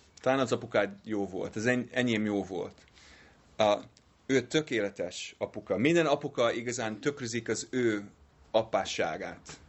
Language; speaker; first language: Hungarian; non-native, learner; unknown